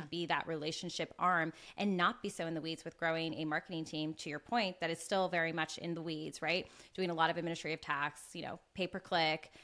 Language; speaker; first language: English; native; English